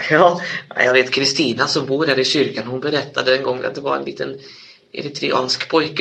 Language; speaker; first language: Swedish; native; Swedish